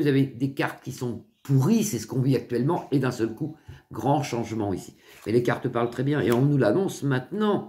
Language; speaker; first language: French; native; French